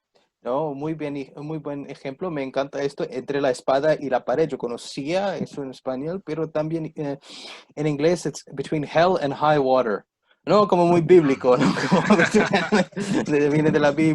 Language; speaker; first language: Spanish; non-native, fluent; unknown